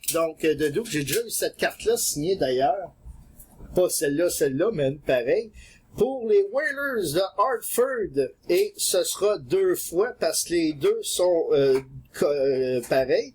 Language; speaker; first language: French; native; French